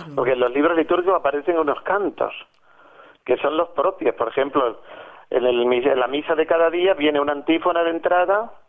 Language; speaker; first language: Spanish; native; Spanish